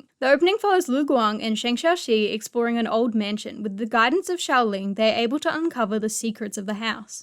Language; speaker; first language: English; native; English